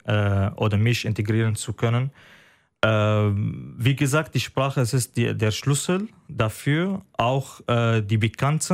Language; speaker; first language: German; non-native, fluent; Arabic